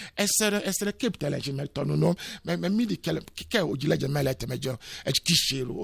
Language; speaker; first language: Hungarian; non-native, fluent; Yoruba